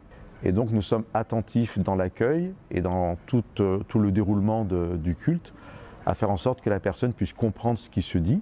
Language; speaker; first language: French; native; French